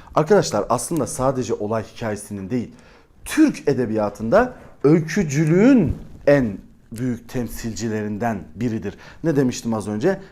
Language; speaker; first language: Turkish; native; Turkish